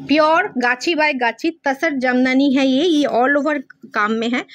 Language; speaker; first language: Hindi; non-native, local second language; Bangla